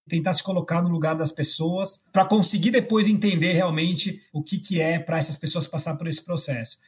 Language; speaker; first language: Portuguese; early bilingual, other home language; Spanish